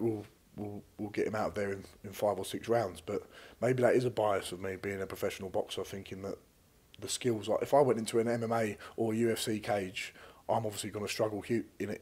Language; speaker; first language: English; native; English